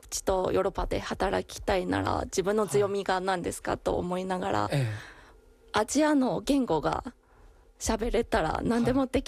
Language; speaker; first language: Japanese; non-native, fluent; Chinese